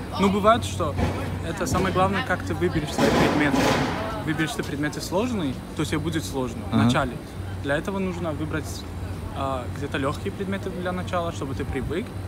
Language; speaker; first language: Russian; non-native, local second language; Tajik